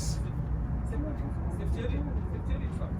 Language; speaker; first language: French; non-native, local second language; Arabic